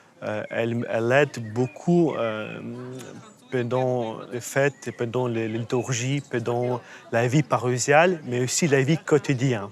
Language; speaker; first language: French; non-native, fluent; Ukrainian